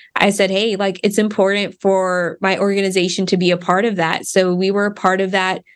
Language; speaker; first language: English; native; English